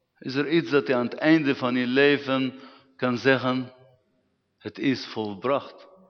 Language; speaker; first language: Dutch; non-native, fluent; Arabic